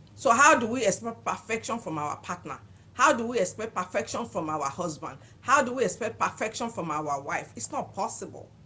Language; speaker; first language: English; non-native, local second language; Yoruba